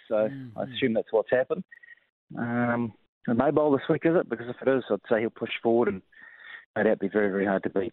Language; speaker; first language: English; native; English